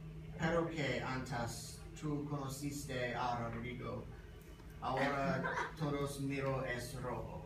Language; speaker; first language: Spanish; non-native, learner; English